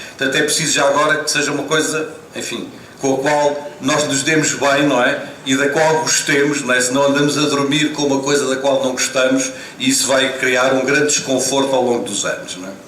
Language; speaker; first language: Portuguese; native; Portuguese